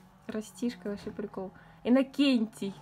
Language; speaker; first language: Russian; native; Russian